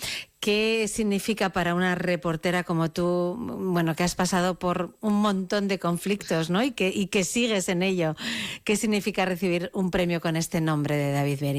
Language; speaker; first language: Spanish; native; Spanish